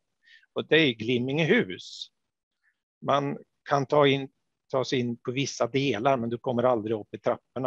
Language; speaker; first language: Swedish; native; Swedish